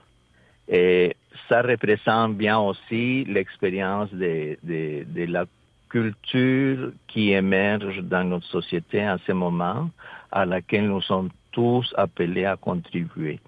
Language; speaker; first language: French; non-native, fluent; Spanish